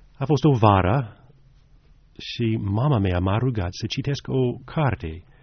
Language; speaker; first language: Romanian; non-native, fluent; English